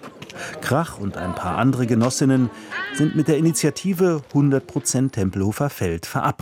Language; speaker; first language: German; native; German